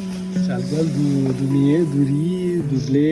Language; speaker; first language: French; non-native, learner; Nepali